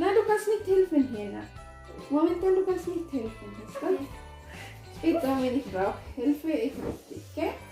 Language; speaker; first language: German; non-native, learner; Filipino